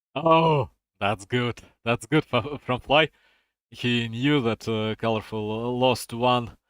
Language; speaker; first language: English; non-native, fluent; Russian